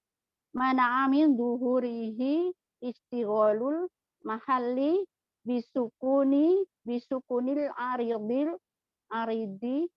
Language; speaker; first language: Arabic; non-native, learner; Indonesian